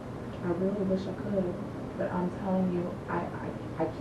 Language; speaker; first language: English; native; English